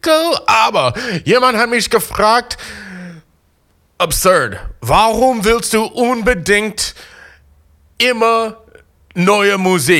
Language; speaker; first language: German; non-native, fluent; English